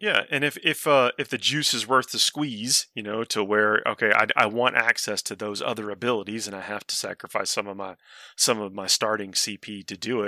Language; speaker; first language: English; native; English